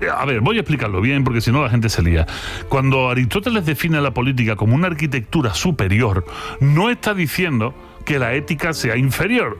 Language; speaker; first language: Spanish; native; Spanish